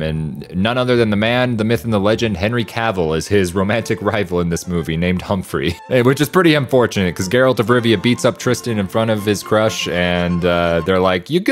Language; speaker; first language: English; native; English